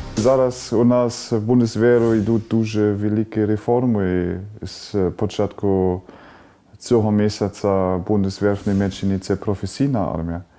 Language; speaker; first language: Ukrainian; non-native, learner; German